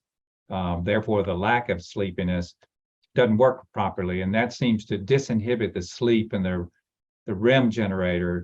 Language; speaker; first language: English; native; English